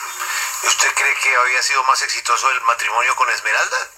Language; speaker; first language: Spanish; native; Spanish